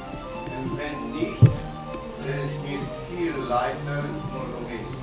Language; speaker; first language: German; non-native, fluent; Romanian